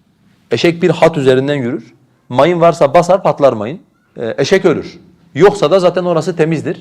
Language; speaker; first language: Turkish; non-native, local second language; Kurdish